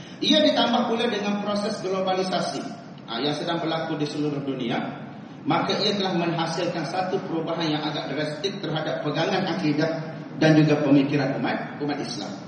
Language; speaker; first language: Malay; native; Malay